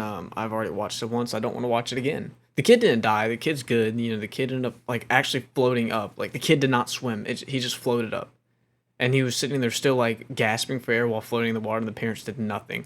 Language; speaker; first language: English; native; English